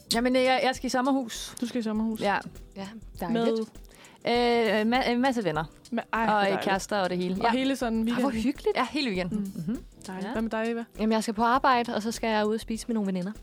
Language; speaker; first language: Danish; native; Danish